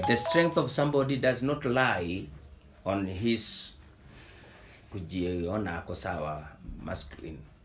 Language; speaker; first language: English; non-native, local second language; Swahili